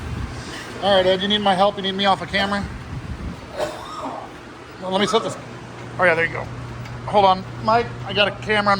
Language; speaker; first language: English; native; English